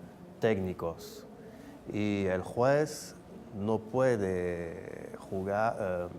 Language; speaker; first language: Spanish; non-native, fluent; French